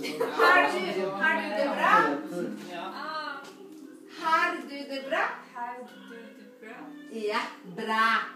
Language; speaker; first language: Norwegian; non-native, fluent; Portuguese